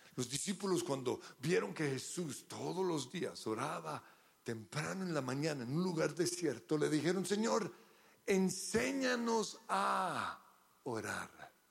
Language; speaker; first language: Spanish; early bilingual, other home language; English